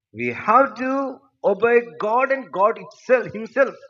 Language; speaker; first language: English; non-native, local second language; Telugu